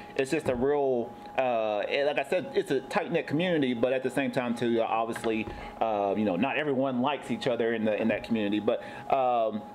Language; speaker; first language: English; native; English